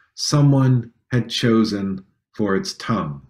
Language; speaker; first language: English; native; English